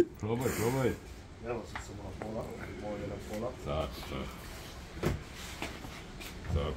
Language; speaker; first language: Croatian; non-native, learner; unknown